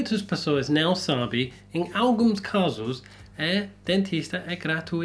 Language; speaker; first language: Portuguese; non-native, learner; English